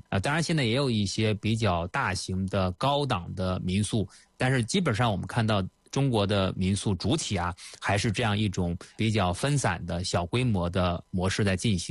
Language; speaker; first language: Chinese; native; Chinese